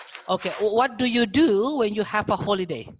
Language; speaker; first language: English; non-native, learner; Indonesian